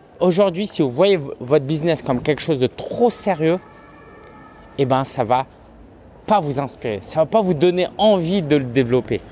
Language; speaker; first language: French; early bilingual, other home language; Chinese